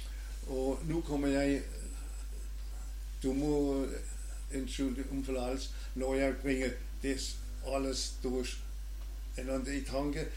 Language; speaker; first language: Danish; non-native, learner; German